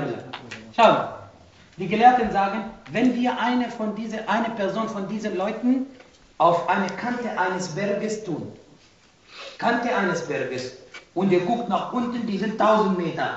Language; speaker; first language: German; non-native, fluent; Arabic